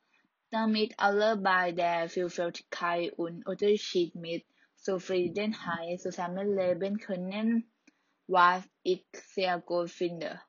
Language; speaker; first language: German; non-native, learner; Thai